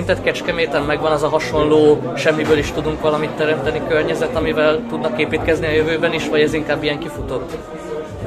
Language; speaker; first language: Hungarian; native; Hungarian